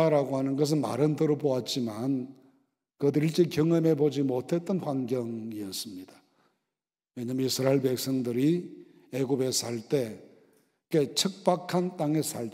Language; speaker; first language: Korean; native; Korean